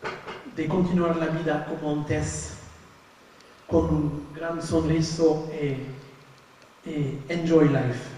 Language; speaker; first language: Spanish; non-native, learner; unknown